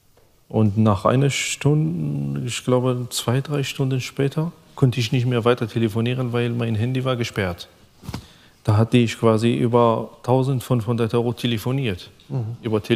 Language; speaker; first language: German; non-native, fluent; Arabic